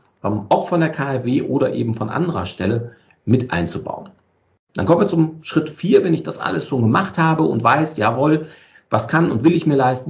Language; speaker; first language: German; native; German